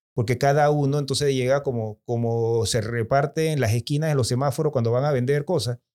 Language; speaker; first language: Spanish; native; Spanish